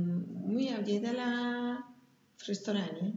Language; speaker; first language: Russian; non-native, learner; German